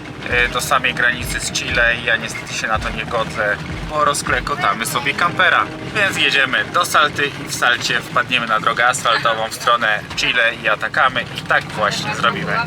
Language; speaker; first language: Polish; native; Polish